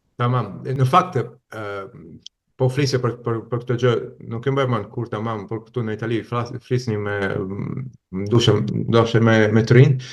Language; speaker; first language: Albanian; non-native, fluent; Italian